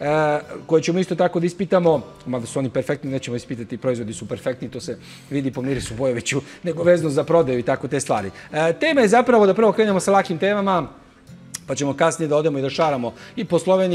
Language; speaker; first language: Serbian; native; Serbian